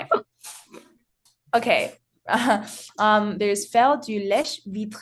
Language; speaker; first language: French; non-native, learner; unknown